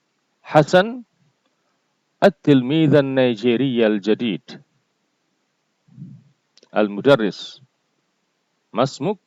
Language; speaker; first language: Arabic; non-native, fluent; Indonesian